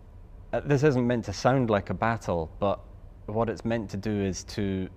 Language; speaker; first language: English; native; English